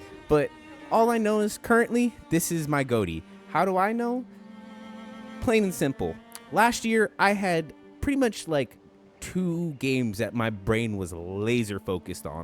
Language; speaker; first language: English; native; English